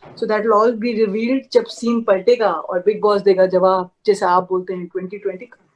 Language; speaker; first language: Hindi; native; Hindi